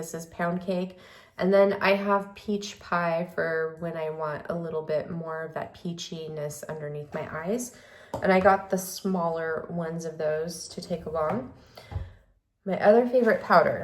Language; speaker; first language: English; native; English